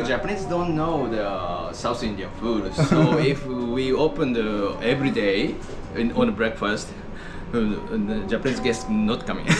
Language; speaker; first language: English; non-native, learner; Japanese